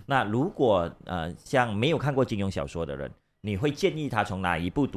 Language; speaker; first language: Chinese; native; Chinese